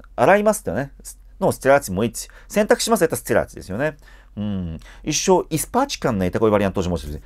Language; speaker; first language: Russian; non-native, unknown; Japanese